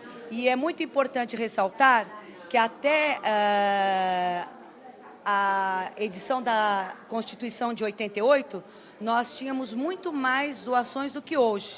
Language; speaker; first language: Portuguese; native; Portuguese